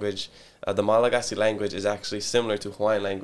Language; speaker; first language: English; early bilingual, other home language; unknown